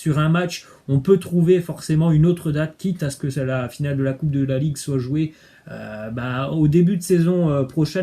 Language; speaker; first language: French; native; French